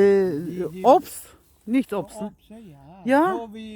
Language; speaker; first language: German; non-native, learner; Turkish